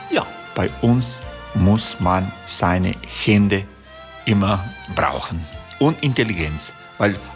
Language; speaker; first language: German; non-native, fluent; Croatian